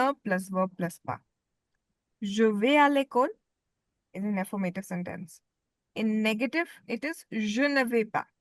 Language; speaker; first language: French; non-native, fluent; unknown